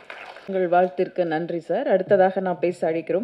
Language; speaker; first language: Tamil; native; Tamil